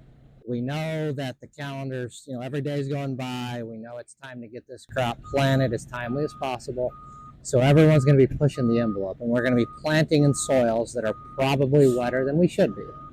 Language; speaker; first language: English; native; English